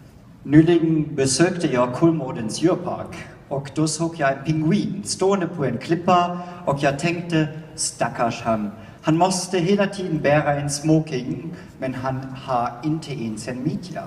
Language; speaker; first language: Swedish; non-native, fluent; German